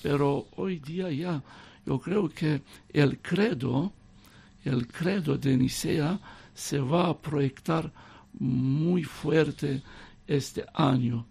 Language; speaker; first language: Spanish; non-native, fluent; Romanian